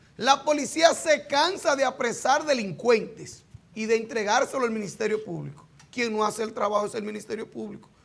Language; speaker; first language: Spanish; native; Spanish